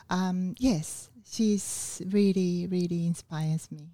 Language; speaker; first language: English; non-native, learner; Japanese